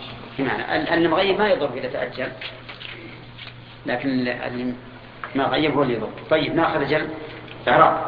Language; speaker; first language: Arabic; native; Arabic